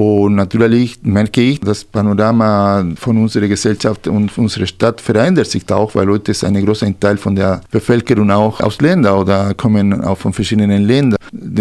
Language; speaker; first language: German; non-native, fluent; Spanish